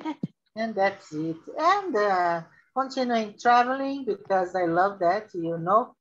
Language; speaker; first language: English; non-native, learner; Portuguese